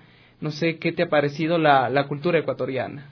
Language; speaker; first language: Spanish; native; Spanish